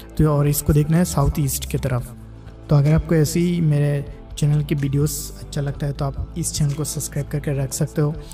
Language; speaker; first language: Hindi; native; Hindi